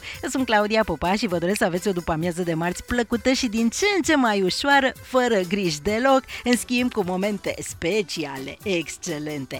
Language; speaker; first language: Romanian; native; Romanian